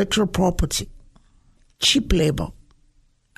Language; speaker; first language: English; non-native, local second language; Yoruba